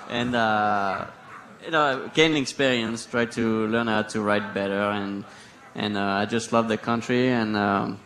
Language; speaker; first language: English; non-native, fluent; French